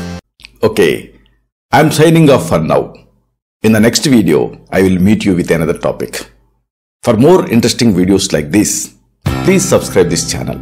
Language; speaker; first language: English; non-native, local second language; Telugu